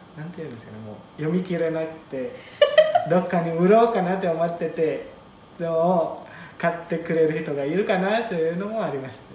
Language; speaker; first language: Japanese; non-native, fluent; Indonesian